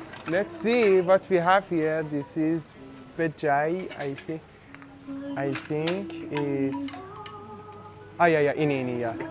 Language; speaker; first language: English; non-native, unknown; Persian